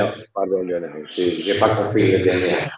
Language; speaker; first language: French; non-native, fluent; Portuguese